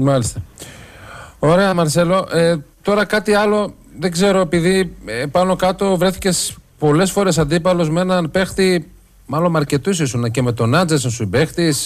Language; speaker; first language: Greek; native; Greek